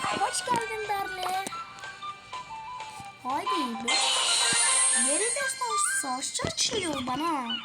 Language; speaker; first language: Turkish; non-native, learner; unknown